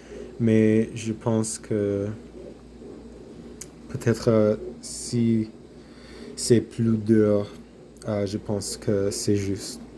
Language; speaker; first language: French; non-native, learner; English